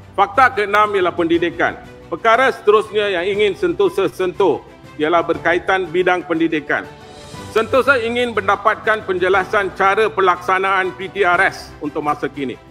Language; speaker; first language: Malay; non-native, local second language; Tamil